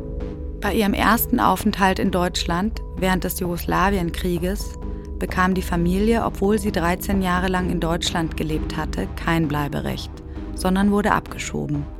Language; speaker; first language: German; native; German